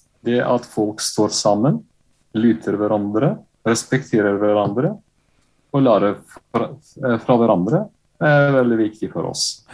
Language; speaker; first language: Norwegian; non-native, fluent; Bosnian